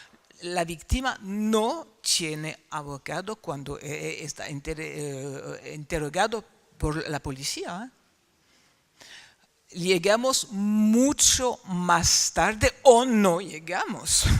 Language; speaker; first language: Spanish; non-native, fluent; French